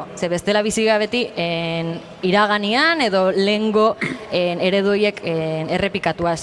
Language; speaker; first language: Basque; native; Basque